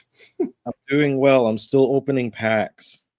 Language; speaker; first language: English; native; English